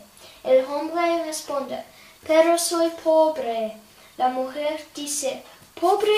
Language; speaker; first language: Spanish; non-native, learner; English